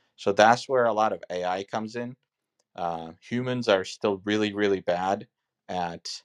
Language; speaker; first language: English; non-native, fluent; Turkish